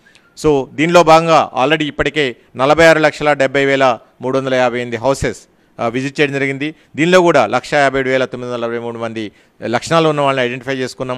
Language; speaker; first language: Telugu; native; Telugu